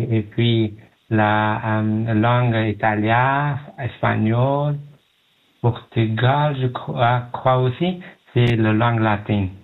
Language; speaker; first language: French; non-native, learner; Pashto